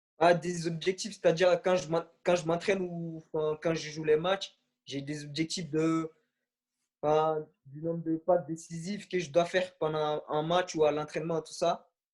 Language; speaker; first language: French; non-native, local second language; Bambara